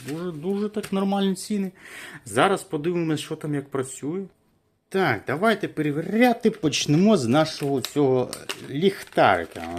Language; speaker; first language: Ukrainian; non-native, local second language; Russian